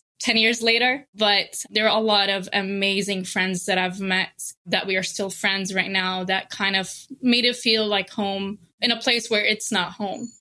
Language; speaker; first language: English; non-native, fluent; Arabic